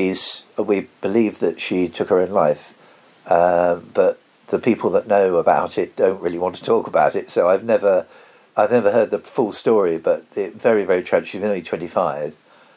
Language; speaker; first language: English; native; English